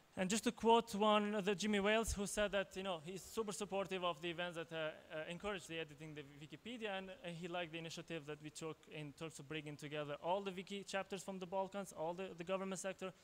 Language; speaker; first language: English; non-native, fluent; Albanian